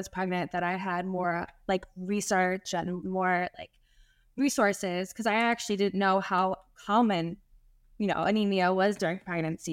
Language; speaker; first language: English; native; English